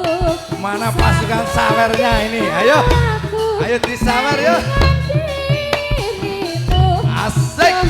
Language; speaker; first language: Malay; non-native, local second language; Javanese